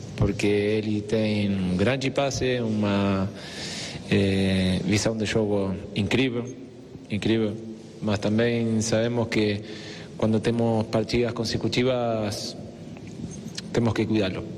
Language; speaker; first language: Portuguese; non-native, fluent; Spanish